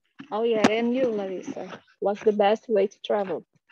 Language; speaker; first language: English; non-native, learner; Portuguese